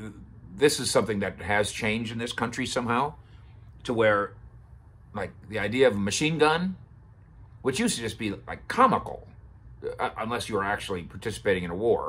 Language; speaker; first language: English; native; English